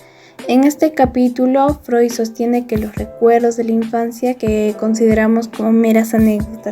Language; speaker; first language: Spanish; native; Spanish